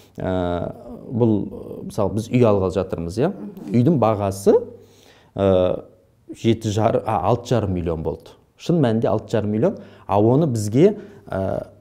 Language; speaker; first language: Kazakh; native; Kazakh